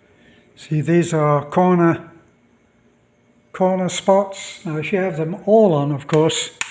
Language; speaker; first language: English; native; English